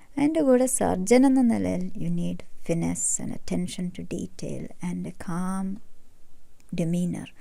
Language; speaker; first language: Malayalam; early bilingual, heritage; Malayalam